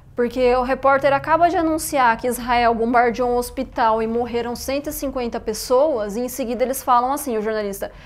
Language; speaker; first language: Portuguese; early bilingual, other home language; Arabic